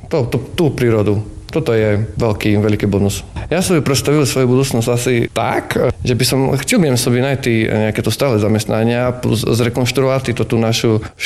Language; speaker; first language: Slovak; non-native, local second language; Rusyn